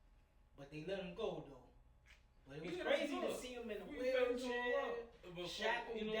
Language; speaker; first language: English; native; English